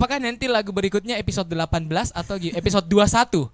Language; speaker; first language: Indonesian; native; Indonesian